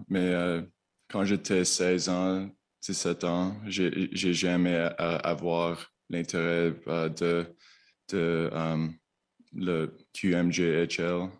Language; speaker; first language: French; non-native, learner; English